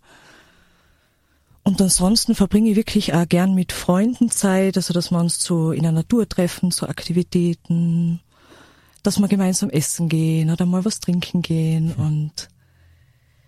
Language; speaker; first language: German; native; German